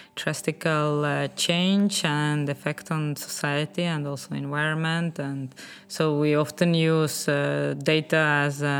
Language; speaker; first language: English; non-native, fluent; Estonian